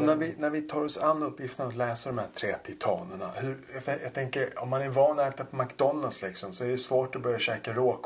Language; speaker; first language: Swedish; native; Swedish